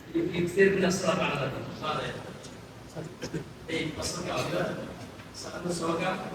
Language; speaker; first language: Arabic; non-native, learner; Indonesian